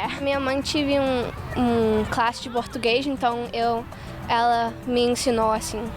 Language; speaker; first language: Portuguese; early bilingual, heritage; English